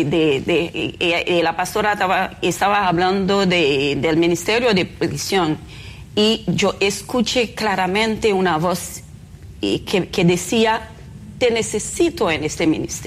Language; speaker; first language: Spanish; non-native, fluent; Haitian Creole